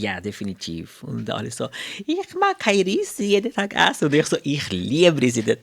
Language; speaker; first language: German; non-native, fluent; Portuguese